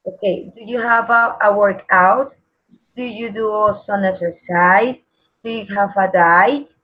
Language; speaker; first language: English; non-native, learner; Spanish